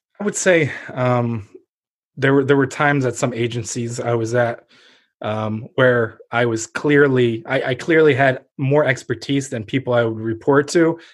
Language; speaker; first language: English; early bilingual, other home language; Ukrainian